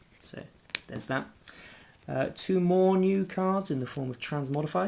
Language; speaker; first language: English; native; English